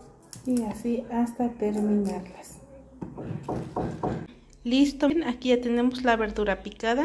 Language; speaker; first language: Spanish; native; Spanish